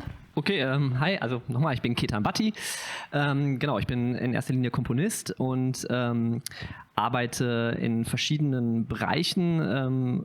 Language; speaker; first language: German; native; German